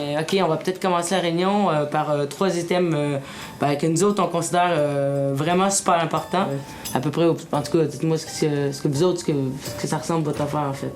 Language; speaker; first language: French; native; French